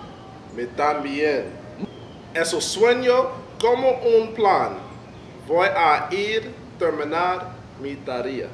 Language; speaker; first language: Spanish; non-native, learner; English